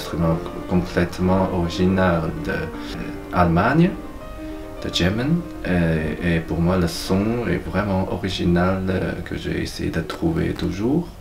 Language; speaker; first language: French; non-native, fluent; Chinese